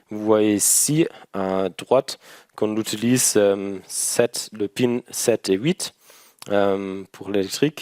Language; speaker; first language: French; non-native, learner; German